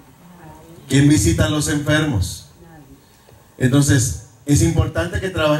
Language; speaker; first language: Spanish; native; Spanish